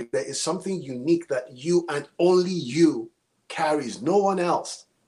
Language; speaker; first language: English; non-native, local second language; Yoruba